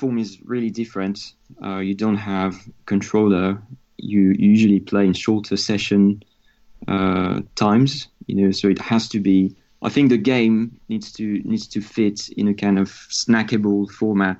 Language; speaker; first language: English; non-native, fluent; French